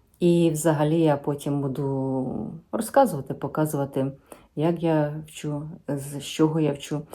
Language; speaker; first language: Ukrainian; native; Ukrainian